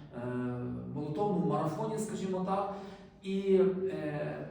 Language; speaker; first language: Ukrainian; native; Ukrainian